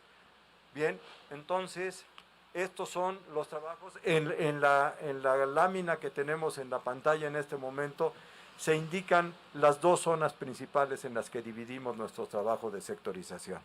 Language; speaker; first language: Spanish; native; Spanish